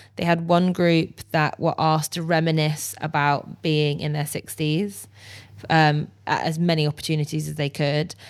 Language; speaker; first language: English; native; English